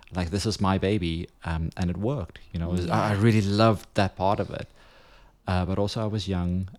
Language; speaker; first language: English; non-native, local second language; Afrikaans